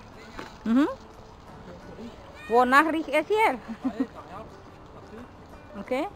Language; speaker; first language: German; non-native, learner; Indonesian